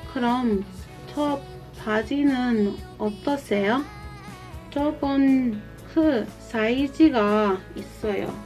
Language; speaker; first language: Korean; non-native, learner; English